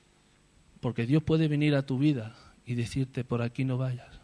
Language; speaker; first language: Spanish; native; Spanish